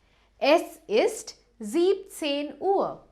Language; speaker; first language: German; non-native, fluent; Hindi